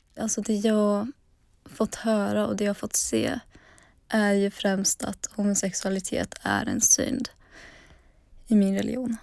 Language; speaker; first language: Swedish; early bilingual, other home language; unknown